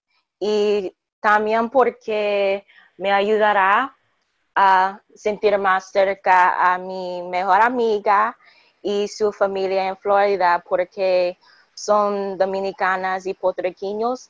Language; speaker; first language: Spanish; non-native, learner; English